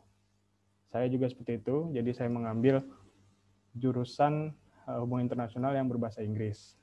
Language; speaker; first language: Indonesian; native; Indonesian